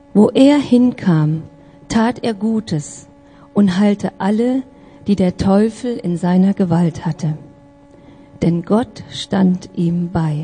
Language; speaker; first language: German; native; German